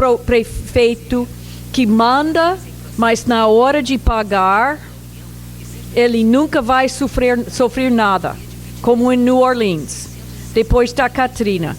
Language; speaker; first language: Portuguese; non-native, fluent; English